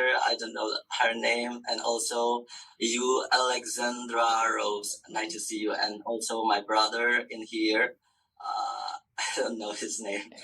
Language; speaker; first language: English; non-native, learner; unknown